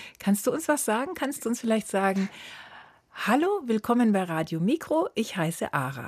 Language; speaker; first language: German; native; German